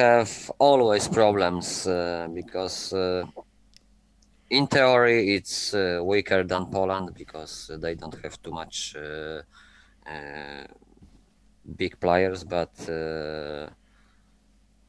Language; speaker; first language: English; non-native, learner; Polish